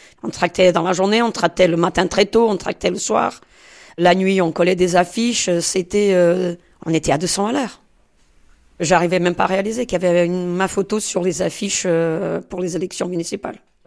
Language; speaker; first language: French; non-native, fluent; Portuguese